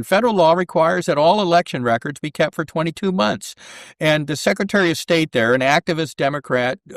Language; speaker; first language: English; native; English